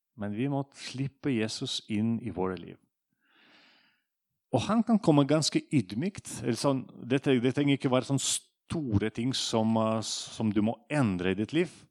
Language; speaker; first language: Norwegian; non-native, fluent; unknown